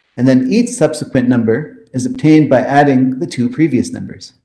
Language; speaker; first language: English; early bilingual, other home language; Hindi